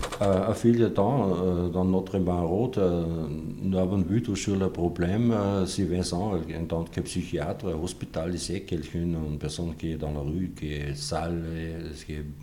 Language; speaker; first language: French; non-native, fluent; German